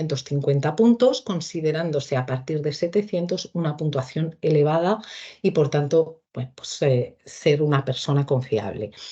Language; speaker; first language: Spanish; native; Spanish